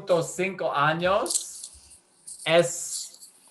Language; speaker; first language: Spanish; non-native, learner; English